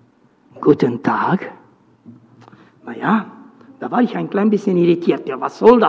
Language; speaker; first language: German; non-native, fluent; Romanian